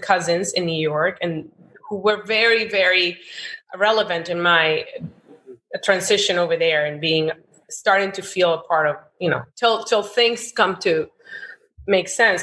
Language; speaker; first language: English; non-native, fluent; Spanish